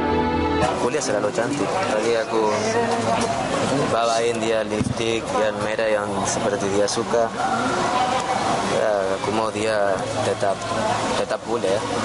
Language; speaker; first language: Indonesian; non-native, fluent; Spanish